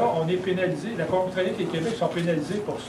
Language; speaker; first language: French; native; French